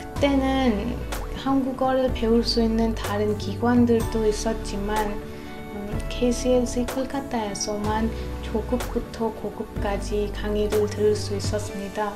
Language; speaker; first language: Korean; non-native, learner; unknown